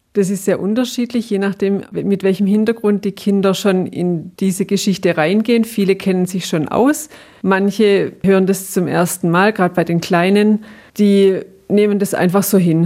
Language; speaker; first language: German; native; German